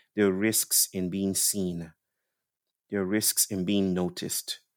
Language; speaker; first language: English; non-native, local second language; Yoruba